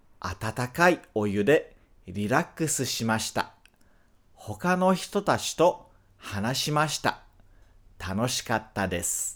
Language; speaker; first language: Japanese; non-native, fluent; Portuguese